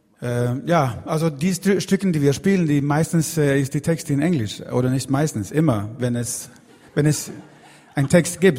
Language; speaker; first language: German; non-native, learner; Swedish